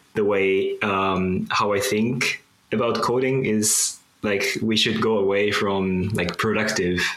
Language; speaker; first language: English; non-native, fluent; Japanese